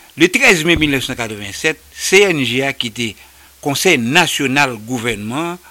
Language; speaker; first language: French; native; French